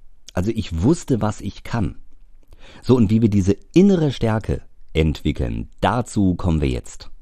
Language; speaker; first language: German; native; German